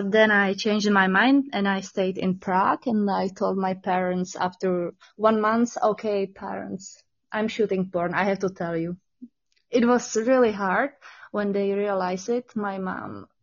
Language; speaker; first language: English; non-native, learner; Czech